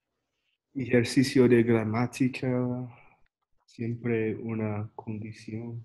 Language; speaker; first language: Spanish; non-native, learner; English